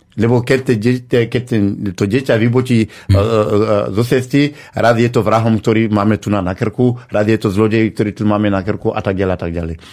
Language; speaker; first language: Slovak; non-native, fluent; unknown